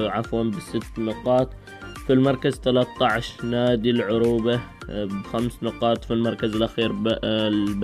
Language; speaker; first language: Arabic; native; Arabic